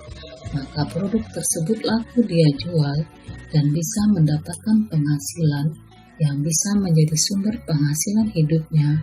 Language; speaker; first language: Indonesian; native; Indonesian